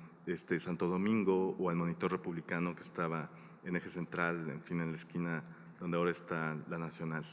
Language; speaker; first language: Spanish; native; Spanish